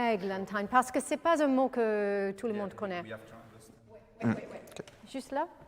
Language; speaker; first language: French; non-native, fluent; English